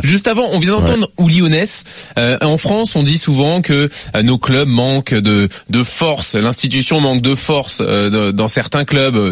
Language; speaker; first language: French; native; French